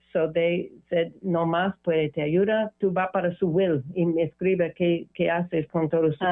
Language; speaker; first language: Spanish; non-native, learner; English